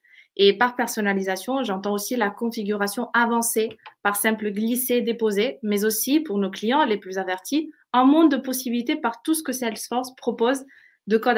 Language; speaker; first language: French; native; French